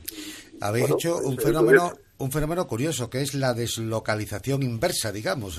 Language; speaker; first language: Spanish; native; Spanish